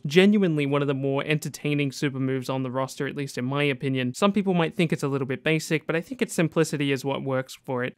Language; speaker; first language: English; native; English